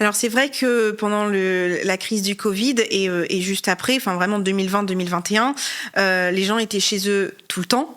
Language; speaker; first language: French; native; French